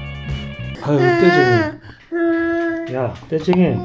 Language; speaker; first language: Korean; native; Korean